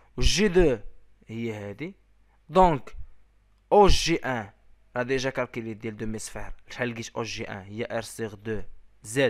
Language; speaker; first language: French; non-native, local second language; Arabic